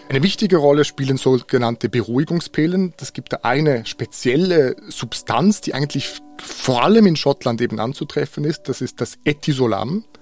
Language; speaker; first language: German; native; German